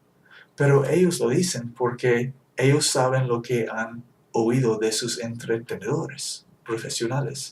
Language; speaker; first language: Spanish; non-native, fluent; English